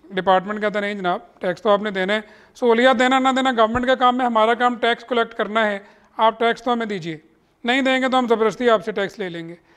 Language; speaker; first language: Urdu; native; Urdu